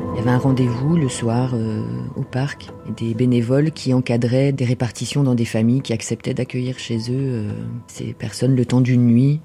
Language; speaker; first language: French; native; French